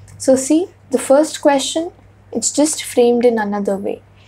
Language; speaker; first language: English; non-native, local second language; Hindi